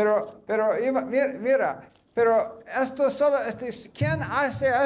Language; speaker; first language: Spanish; non-native, fluent; English